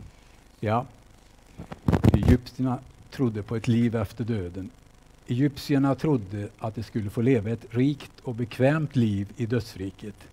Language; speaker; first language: Swedish; native; Swedish